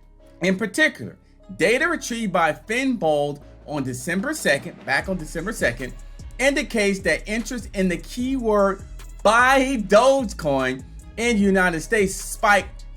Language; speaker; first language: English; native; English